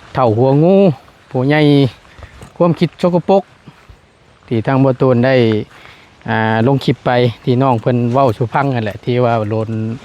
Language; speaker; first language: Lao; native; Lao